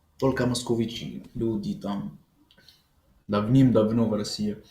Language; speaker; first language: Russian; non-native, learner; Arabic